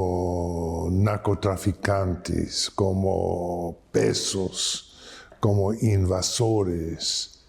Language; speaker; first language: Spanish; non-native, fluent; English